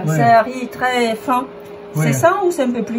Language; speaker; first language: French; non-native, fluent; Italian